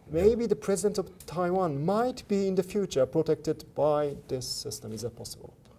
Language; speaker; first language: English; non-native, fluent; Japanese